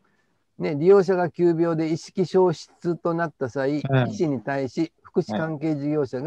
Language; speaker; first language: Japanese; native; Japanese